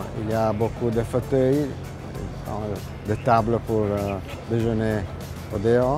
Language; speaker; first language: French; non-native, learner; Italian